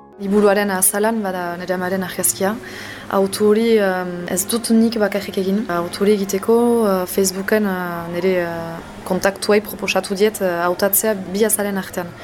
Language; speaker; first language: Basque; non-native, local second language; French